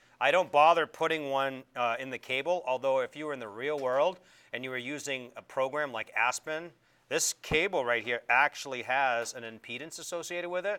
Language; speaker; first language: English; native; English